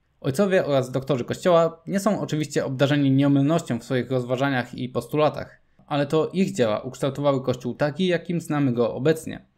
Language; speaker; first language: Polish; native; Polish